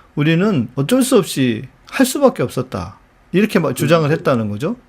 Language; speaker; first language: Korean; native; Korean